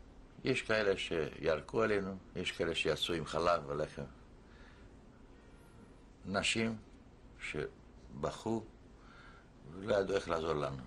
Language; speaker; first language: Hebrew; non-native, fluent; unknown